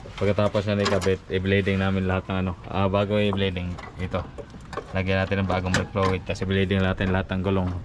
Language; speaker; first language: Filipino; non-native, local second language; Masbatenyo